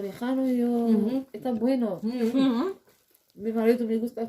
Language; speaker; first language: Spanish; non-native, learner; Arabic